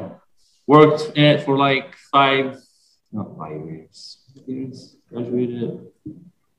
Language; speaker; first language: English; non-native, fluent; Arabic